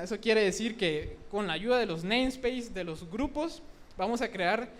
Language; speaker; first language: Spanish; native; Spanish